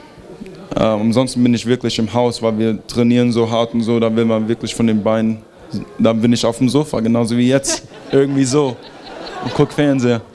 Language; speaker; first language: German; early bilingual, heritage; German